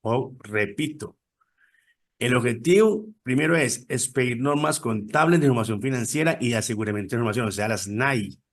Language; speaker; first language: Spanish; native; Spanish